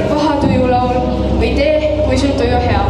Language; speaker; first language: Estonian; native; Estonian